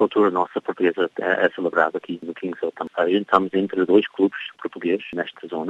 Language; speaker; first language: Portuguese; early bilingual, heritage; Portuguese